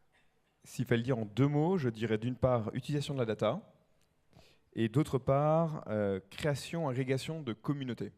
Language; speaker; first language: French; native; French